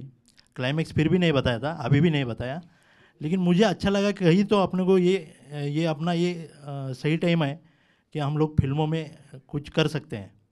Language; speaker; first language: Hindi; non-native, local second language; Marathi